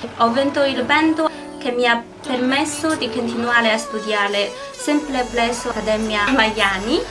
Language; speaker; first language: Italian; non-native, fluent; Chinese